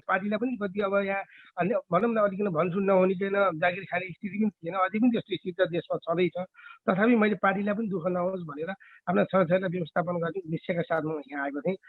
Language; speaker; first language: Nepali; native; Nepali